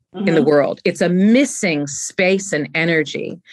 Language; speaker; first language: English; native; English